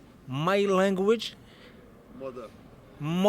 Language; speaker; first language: English; non-native, learner; French